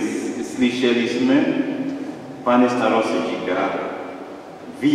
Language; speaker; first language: Czech; non-native, learner; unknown